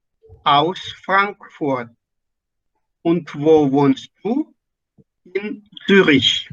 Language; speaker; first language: German; non-native, fluent; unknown